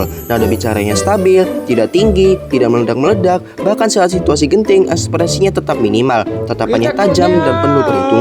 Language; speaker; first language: Indonesian; native; Indonesian